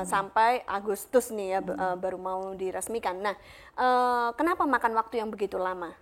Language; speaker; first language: Indonesian; native; Indonesian